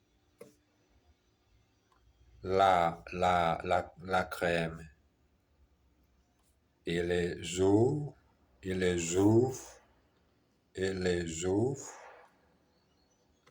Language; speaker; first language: French; non-native, learner; Portuguese